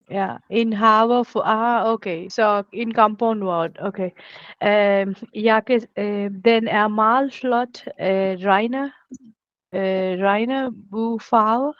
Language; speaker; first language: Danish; non-native, learner; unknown